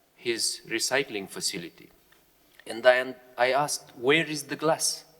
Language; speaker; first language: English; non-native, fluent; Romanian